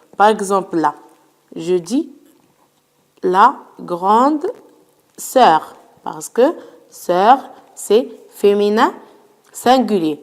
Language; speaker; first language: French; non-native, local second language; Arabic